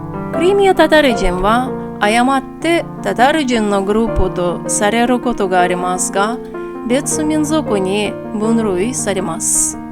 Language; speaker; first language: Japanese; non-native, fluent; Tatar